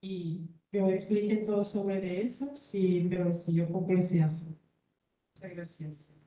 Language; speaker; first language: Spanish; non-native, learner; Korean